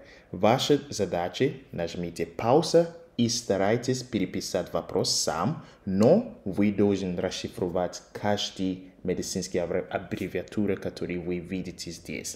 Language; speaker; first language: Russian; non-native, fluent; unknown